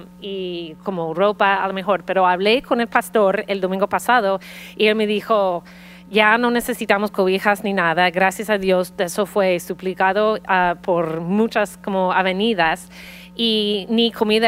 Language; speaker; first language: Spanish; early bilingual, heritage; Spanish